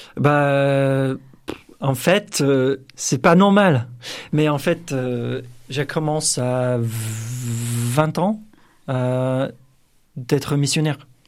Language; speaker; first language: French; non-native, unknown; English